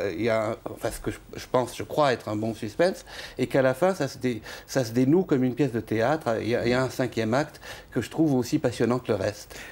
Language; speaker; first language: French; native; French